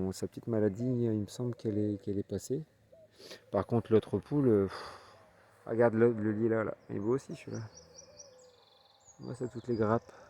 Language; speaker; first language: French; native; French